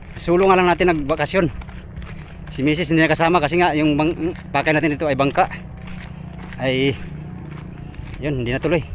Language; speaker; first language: Filipino; non-native, local second language; Cebuano